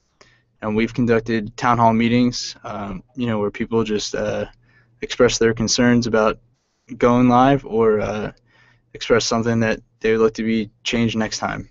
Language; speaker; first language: English; native; English